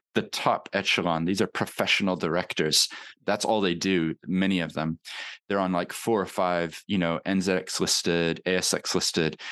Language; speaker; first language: English; native; English